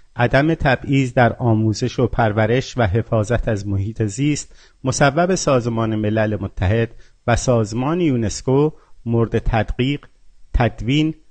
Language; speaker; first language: Persian; non-native, local second language; Azerbaijani